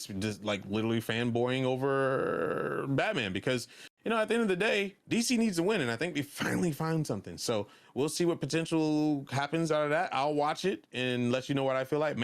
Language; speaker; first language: English; native; English